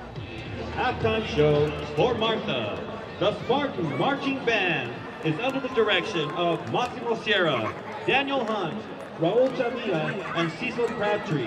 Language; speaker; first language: English; native; English